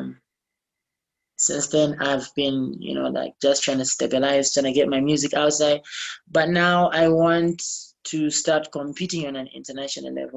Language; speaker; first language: English; non-native, local second language; Bemba